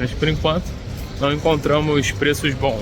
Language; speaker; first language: Portuguese; native; Portuguese